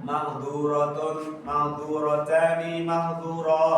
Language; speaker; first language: Arabic; non-native, learner; Indonesian